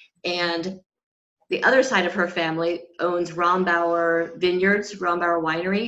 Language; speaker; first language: English; native; English